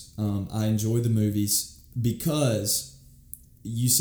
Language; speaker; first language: English; native; English